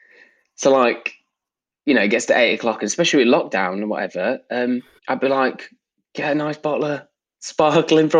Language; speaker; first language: English; native; English